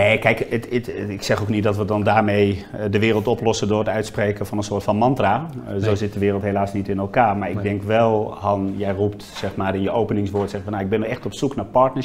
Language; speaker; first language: Dutch; native; Dutch